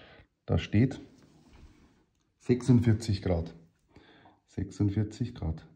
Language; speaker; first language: German; native; German